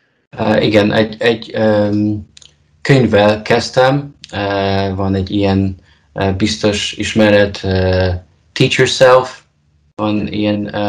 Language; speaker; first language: Hungarian; non-native, learner; Polish